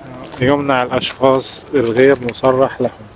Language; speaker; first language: Arabic; native; Arabic